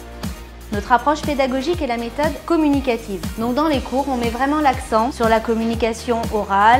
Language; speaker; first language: French; native; French